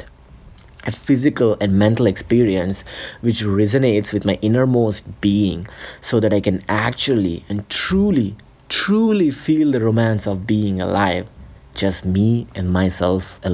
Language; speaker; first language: English; non-native, local second language; Telugu